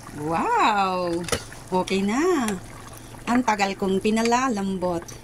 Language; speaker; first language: Filipino; non-native, local second language; Iloko